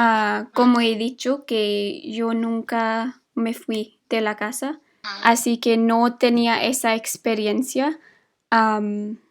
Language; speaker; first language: Spanish; non-native, fluent; English